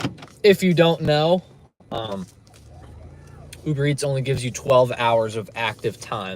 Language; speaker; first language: English; native; English